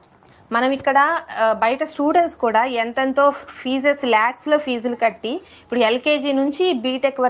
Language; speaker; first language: Telugu; native; Telugu